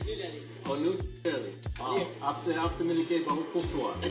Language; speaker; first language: Hindi; non-native, learner; English